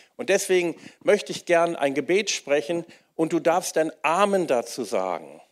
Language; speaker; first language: German; native; German